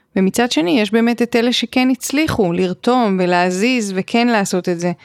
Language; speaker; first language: Hebrew; native; Hebrew